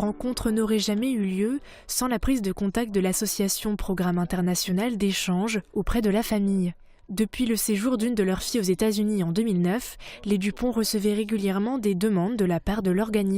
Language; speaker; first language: French; native; French